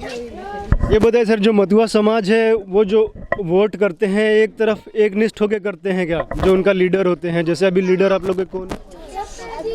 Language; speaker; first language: Hindi; native; Hindi